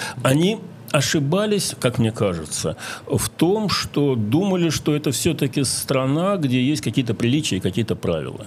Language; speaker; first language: Russian; native; Russian